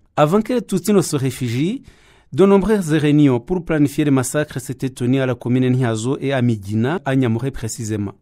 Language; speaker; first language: French; non-native, local second language; Kinyarwanda